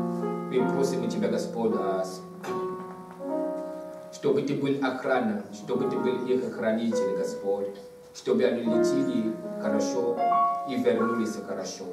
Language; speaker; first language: Russian; non-native, fluent; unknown